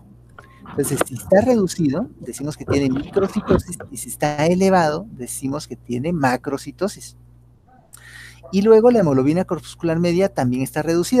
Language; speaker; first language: Spanish; native; Spanish